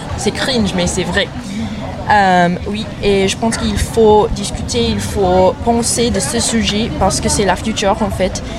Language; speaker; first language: French; non-native, fluent; English